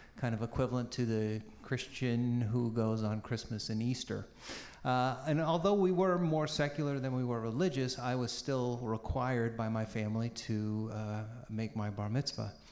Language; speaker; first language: English; native; English